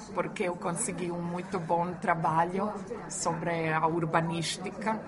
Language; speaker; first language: Portuguese; non-native, fluent; Croatian